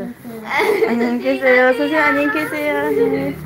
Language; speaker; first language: Korean; non-native, learner; Tajik